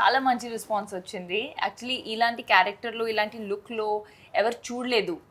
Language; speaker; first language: Telugu; non-native, fluent; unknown